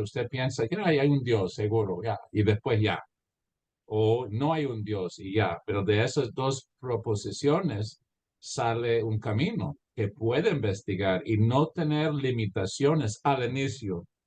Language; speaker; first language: Spanish; early bilingual, heritage; Spanish